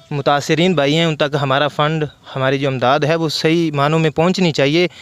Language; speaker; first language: Urdu; non-native, local second language; Punjabi